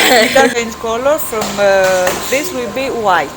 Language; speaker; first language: English; non-native, fluent; Greek